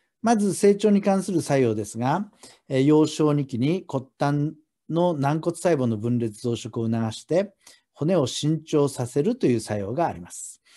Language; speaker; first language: Japanese; native; Japanese